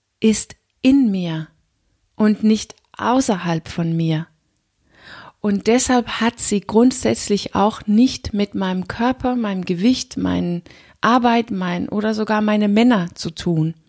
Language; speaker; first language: German; non-native, fluent; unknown